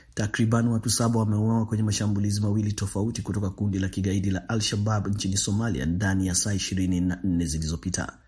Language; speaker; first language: Swahili; non-native, local second language; Kikuyu